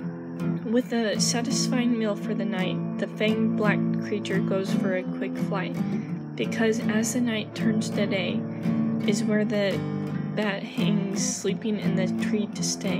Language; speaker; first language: English; native; English